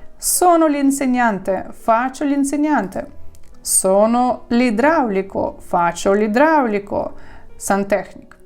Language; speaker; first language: Italian; non-native, fluent; Ukrainian